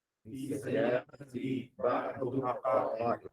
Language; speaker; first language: Arabic; non-native, learner; English